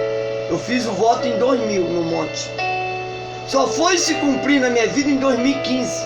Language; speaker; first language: Portuguese; native; Portuguese